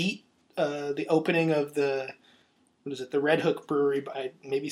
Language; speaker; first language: English; native; English